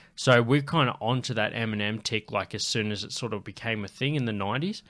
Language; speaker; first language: English; native; English